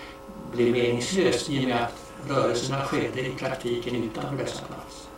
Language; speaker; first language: Swedish; native; Swedish